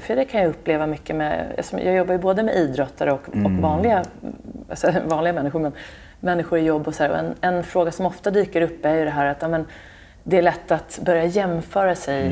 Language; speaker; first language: Swedish; native; Swedish